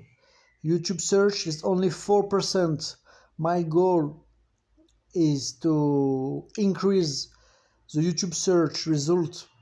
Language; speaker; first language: English; non-native, fluent; French